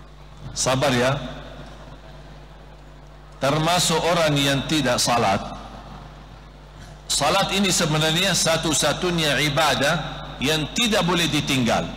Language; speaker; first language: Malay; non-native, fluent; Arabic